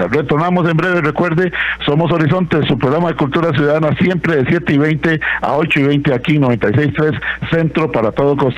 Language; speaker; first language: Spanish; native; Spanish